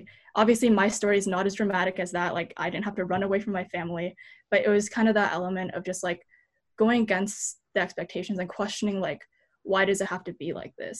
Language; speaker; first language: English; native; English